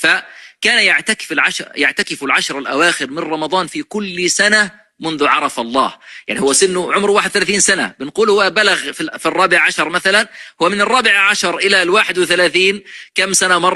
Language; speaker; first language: Arabic; native; Arabic